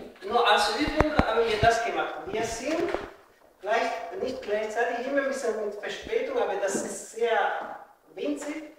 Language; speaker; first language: German; non-native, fluent; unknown